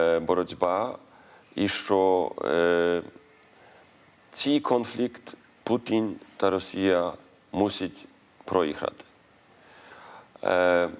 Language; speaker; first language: Ukrainian; non-native, learner; Polish